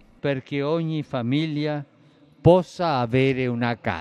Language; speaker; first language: Italian; non-native, fluent; Spanish